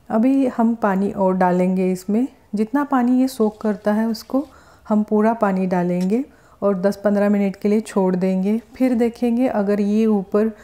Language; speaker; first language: Hindi; non-native, local second language; Marathi